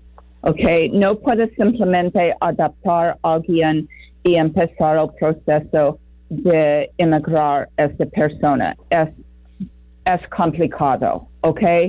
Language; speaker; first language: Spanish; non-native, fluent; English